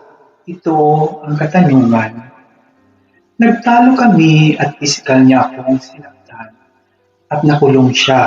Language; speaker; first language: Filipino; native; Filipino